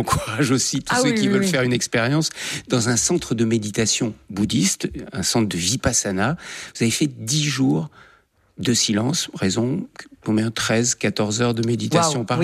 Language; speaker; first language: French; native; French